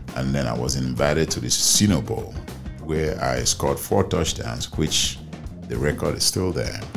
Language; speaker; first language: English; non-native, local second language; Igbo